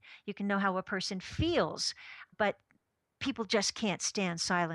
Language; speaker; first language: English; native; English